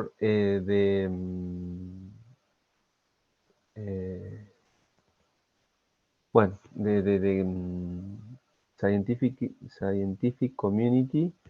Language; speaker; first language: English; non-native, learner; Spanish